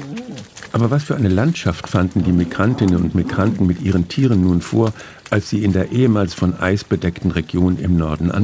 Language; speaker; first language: German; native; German